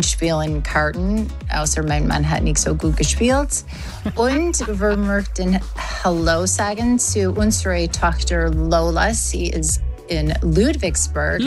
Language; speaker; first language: German; non-native, learner; English